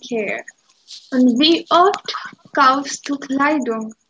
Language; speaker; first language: German; non-native, fluent; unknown